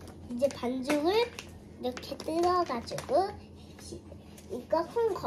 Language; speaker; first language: Korean; early bilingual, other home language; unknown